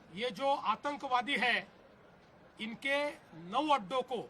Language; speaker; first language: Hindi; non-native, local second language; Marathi